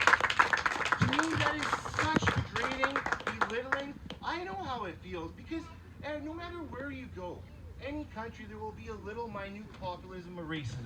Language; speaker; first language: English; early bilingual, other home language; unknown